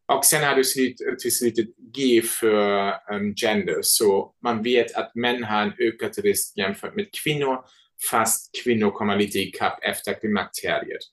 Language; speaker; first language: Swedish; non-native, fluent; German